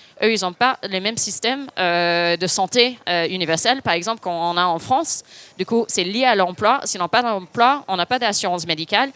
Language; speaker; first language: French; non-native, fluent; English